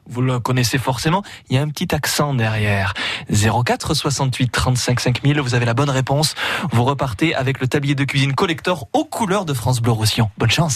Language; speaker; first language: French; native; French